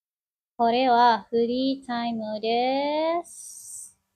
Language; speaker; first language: Japanese; non-native, learner; Indonesian